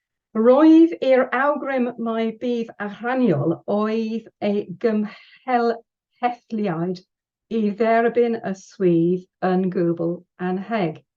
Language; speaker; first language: Welsh; non-native, learner; English